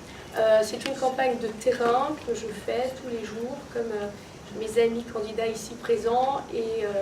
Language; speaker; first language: French; native; French